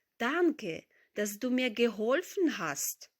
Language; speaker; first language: German; non-native, learner; Ukrainian